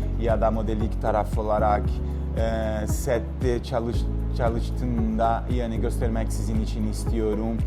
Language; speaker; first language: Turkish; non-native, learner; Portuguese